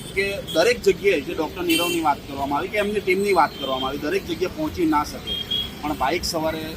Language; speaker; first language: Gujarati; native; Gujarati